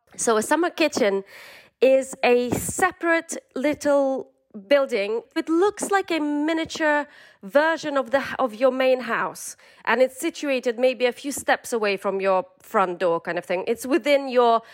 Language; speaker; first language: English; non-native, fluent; Russian